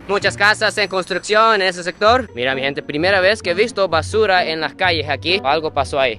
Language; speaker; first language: Spanish; non-native, fluent; Japanese